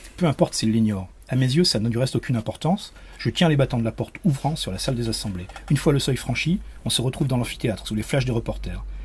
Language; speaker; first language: French; native; French